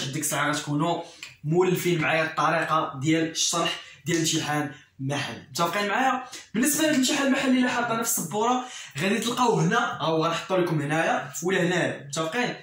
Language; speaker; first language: Arabic; native; Arabic